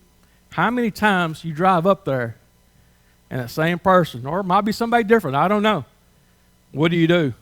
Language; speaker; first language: English; native; English